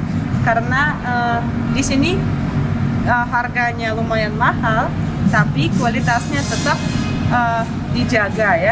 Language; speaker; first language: Indonesian; non-native, fluent; Russian